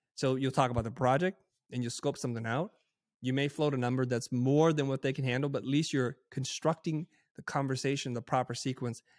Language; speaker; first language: English; native; English